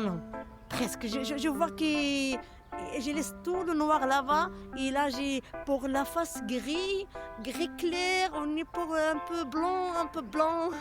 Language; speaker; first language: French; non-native, learner; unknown